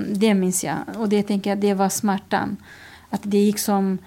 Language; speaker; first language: Swedish; non-native, fluent; Kurdish